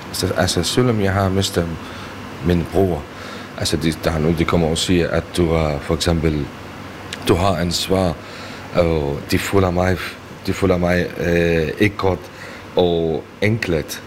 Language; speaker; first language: Danish; non-native, learner; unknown